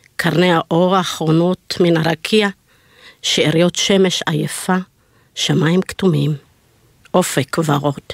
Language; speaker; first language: Hebrew; early bilingual, other home language; Amharic